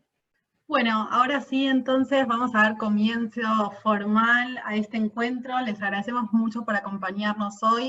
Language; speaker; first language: Spanish; native; Spanish